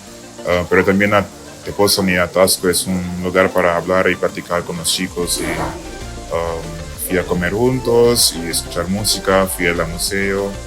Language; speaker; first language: Spanish; non-native, learner; Dutch